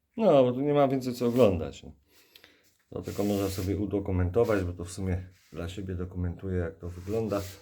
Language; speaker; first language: Polish; native; Polish